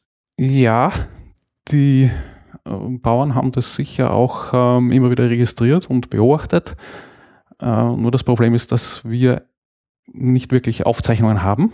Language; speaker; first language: German; native; German